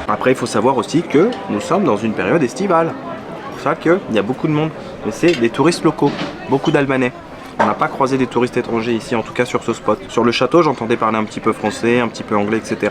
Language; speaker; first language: French; native; French